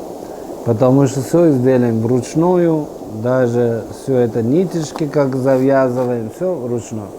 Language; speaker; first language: Russian; non-native, fluent; Persian